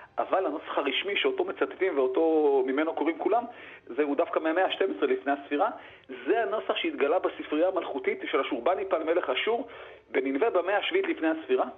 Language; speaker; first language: Hebrew; native; Hebrew